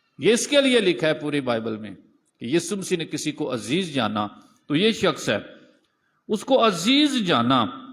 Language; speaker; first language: Urdu; non-native, local second language; Punjabi